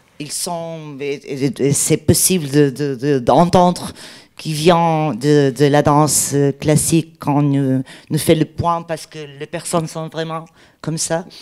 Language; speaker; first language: French; non-native, learner; Portuguese